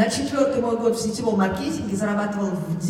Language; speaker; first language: Russian; native; Russian